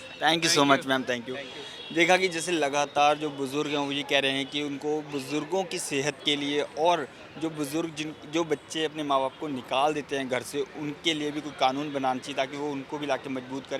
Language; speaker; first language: Hindi; native; Hindi